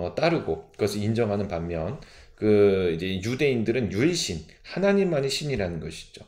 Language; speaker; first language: Korean; native; Korean